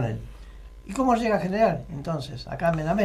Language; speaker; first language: Spanish; native; Spanish